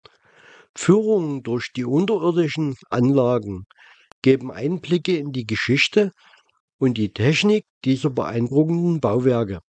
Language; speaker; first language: German; native; German